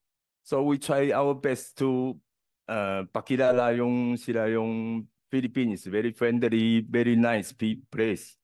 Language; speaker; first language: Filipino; non-native, learner; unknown